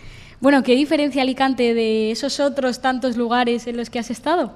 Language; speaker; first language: Spanish; native; Spanish